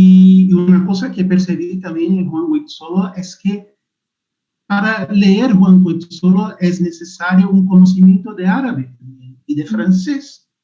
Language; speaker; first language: Spanish; non-native, fluent; Portuguese